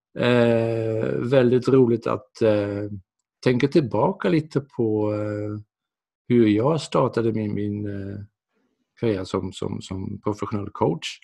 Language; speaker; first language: Swedish; non-native, fluent; Dutch